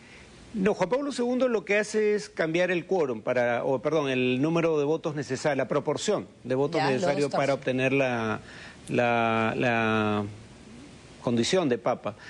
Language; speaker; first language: Spanish; native; Spanish